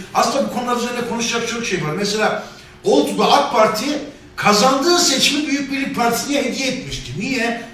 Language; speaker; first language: Turkish; native; Turkish